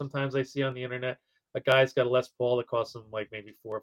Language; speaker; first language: English; native; English